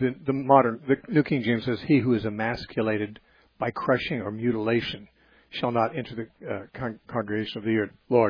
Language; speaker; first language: English; native; English